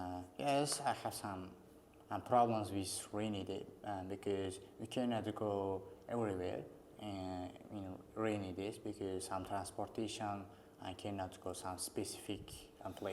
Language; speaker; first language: English; non-native, learner; Uzbek